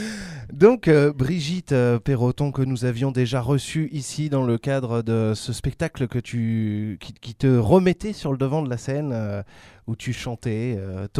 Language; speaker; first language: French; native; French